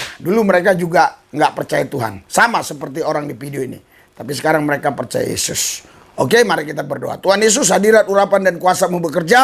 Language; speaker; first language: Indonesian; native; Indonesian